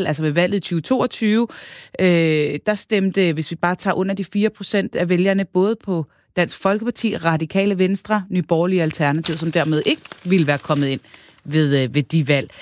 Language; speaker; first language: Danish; native; Danish